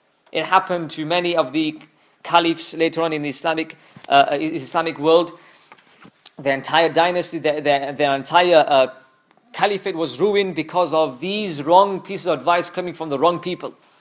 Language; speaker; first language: English; early bilingual, other home language; Urdu